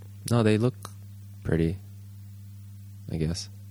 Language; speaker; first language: English; native; English